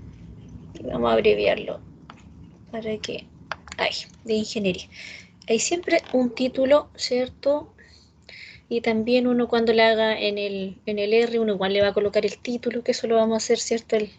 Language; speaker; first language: Spanish; native; Spanish